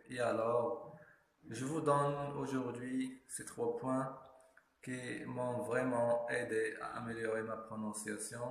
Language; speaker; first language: French; non-native, fluent; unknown